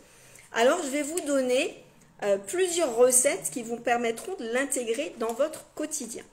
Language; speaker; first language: French; native; French